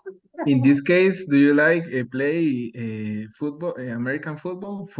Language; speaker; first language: English; non-native, learner; Spanish